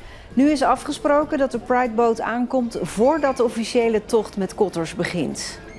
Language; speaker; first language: Dutch; native; Dutch